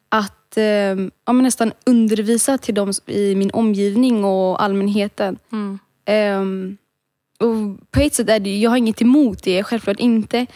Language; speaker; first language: Swedish; early bilingual, other home language; Romany